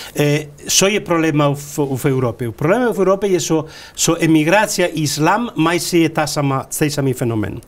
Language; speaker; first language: Ukrainian; non-native, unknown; Spanish